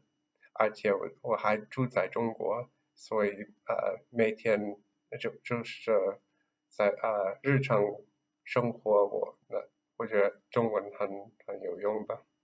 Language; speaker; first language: Chinese; non-native, learner; English